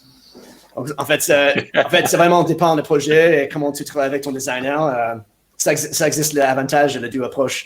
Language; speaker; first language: French; non-native, fluent; English